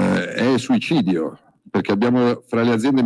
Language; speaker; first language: Italian; native; Italian